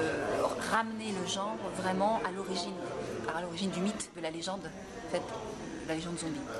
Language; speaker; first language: French; native; French